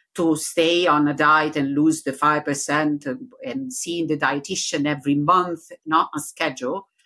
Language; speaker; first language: English; non-native, learner; Italian